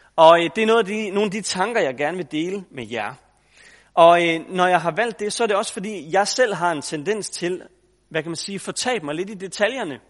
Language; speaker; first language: Danish; native; Danish